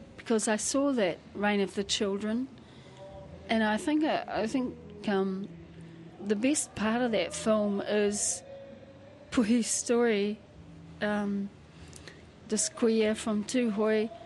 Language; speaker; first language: English; native; English